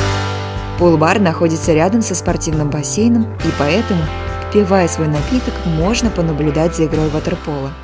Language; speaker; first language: Russian; native; Russian